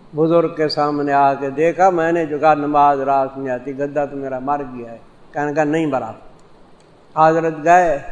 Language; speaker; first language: Urdu; non-native, local second language; Saraiki